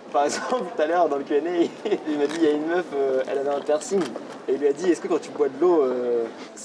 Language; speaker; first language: French; native; French